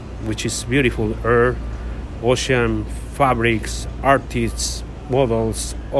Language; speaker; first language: English; non-native, learner; Spanish